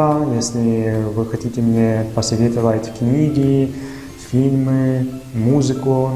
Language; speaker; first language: Russian; non-native, fluent; Italian